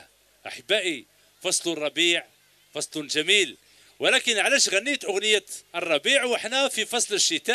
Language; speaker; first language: Arabic; native; Arabic